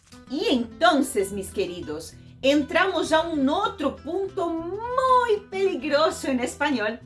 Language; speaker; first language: Spanish; non-native, fluent; Portuguese